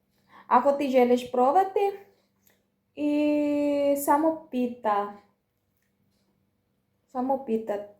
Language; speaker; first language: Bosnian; non-native, learner; Filipino